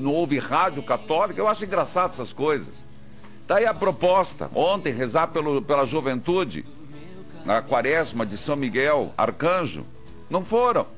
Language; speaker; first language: Portuguese; native; Portuguese